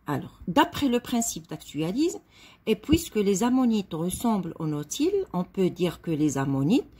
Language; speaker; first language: French; non-native, local second language; Arabic